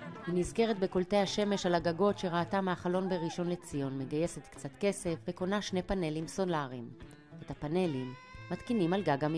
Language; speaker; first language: Hebrew; native; Hebrew